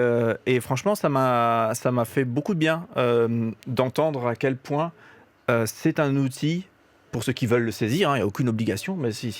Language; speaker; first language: French; native; French